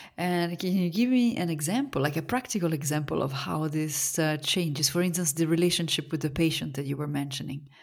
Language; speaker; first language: English; non-native, fluent; Italian